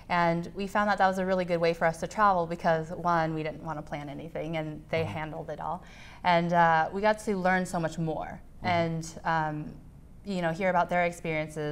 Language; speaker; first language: English; native; English